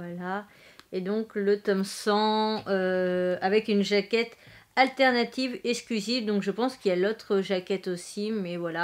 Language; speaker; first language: French; native; French